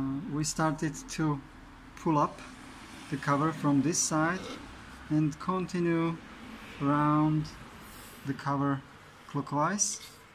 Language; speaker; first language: English; non-native, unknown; Czech